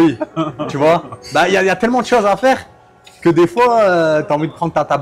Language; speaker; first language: French; native; French